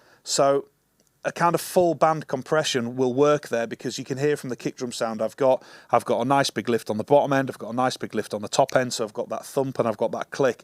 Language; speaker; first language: English; native; English